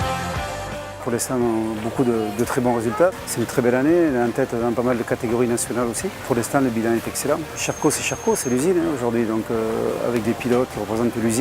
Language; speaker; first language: French; native; French